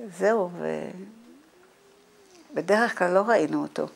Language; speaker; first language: Hebrew; non-native, fluent; Dutch